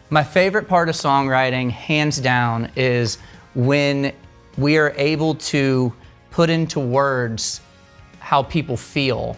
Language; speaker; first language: English; native; English